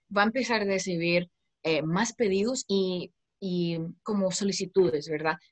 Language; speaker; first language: Spanish; non-native, fluent; English